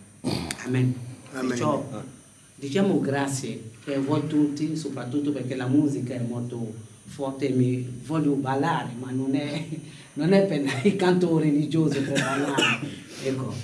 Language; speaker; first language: Italian; non-native, fluent; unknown